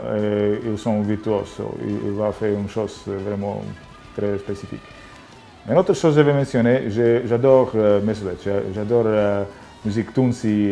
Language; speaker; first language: French; non-native, learner; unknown